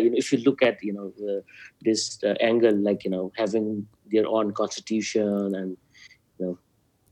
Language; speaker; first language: English; non-native, local second language; Manipuri